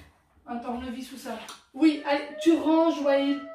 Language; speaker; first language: French; native; French